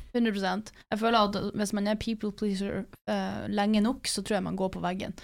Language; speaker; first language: Norwegian; native; Norwegian